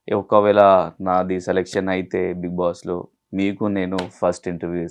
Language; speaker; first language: Telugu; non-native, learner; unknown